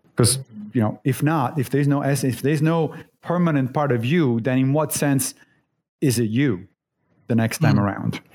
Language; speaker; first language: English; non-native, fluent; Italian